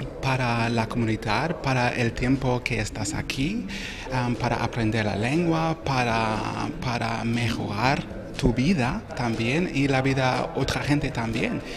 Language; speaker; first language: Spanish; non-native, learner; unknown